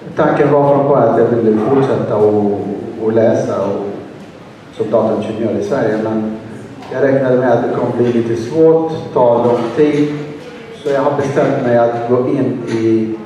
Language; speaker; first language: Swedish; non-native, fluent; Arabic